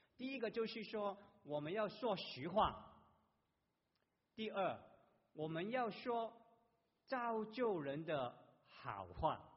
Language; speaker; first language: Chinese; non-native, local second language; Cantonese